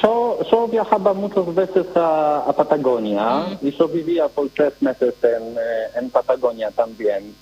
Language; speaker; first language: Spanish; non-native, learner; Polish